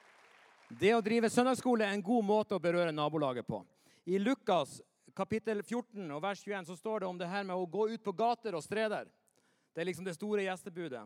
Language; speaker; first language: Norwegian; native; Norwegian